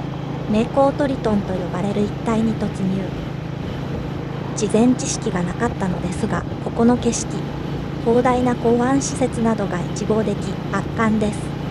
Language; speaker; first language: Japanese; native; Japanese